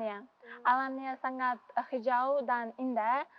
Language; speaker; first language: Indonesian; non-native, learner; Uzbek